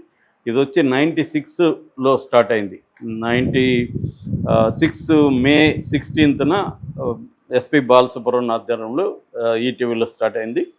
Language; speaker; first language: Telugu; native; Telugu